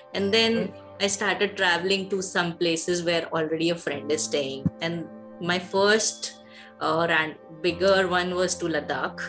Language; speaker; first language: English; non-native, local second language; Hindi